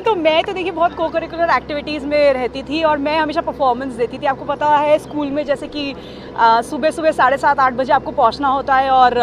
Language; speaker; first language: Hindi; native; Hindi